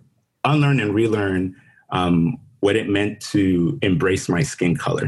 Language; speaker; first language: English; non-native, fluent; Spanish